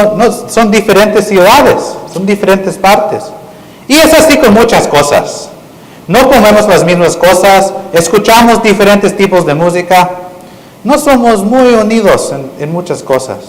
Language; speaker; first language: Spanish; non-native, learner; English